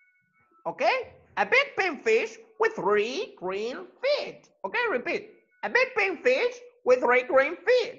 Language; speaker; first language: English; non-native, fluent; Spanish